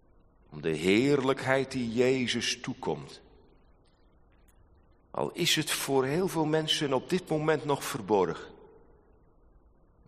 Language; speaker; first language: Dutch; native; Dutch